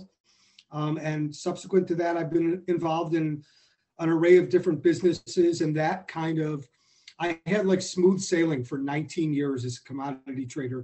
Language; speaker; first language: English; native; English